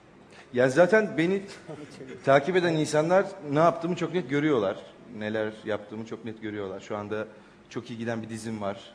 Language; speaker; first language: Turkish; native; Turkish